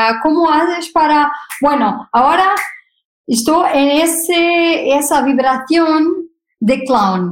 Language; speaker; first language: Spanish; non-native, fluent; Portuguese